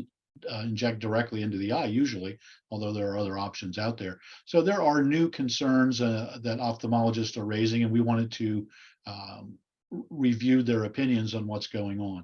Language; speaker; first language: English; native; English